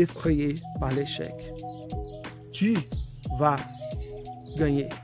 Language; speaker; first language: French; non-native, fluent; Portuguese